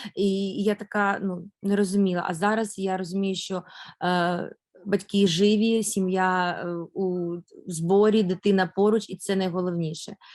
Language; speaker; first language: Ukrainian; non-native, local second language; Russian